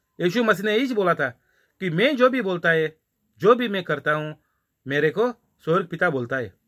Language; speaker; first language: Hindi; non-native, local second language; Marathi